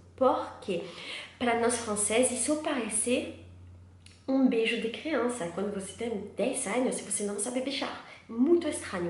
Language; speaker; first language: Portuguese; non-native, learner; French